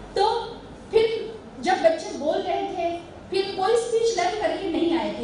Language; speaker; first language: Hindi; non-native, local second language; Marathi